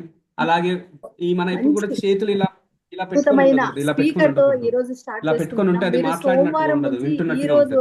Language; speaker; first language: Telugu; native; Telugu